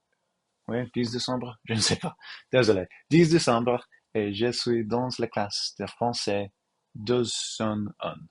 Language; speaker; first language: French; non-native, learner; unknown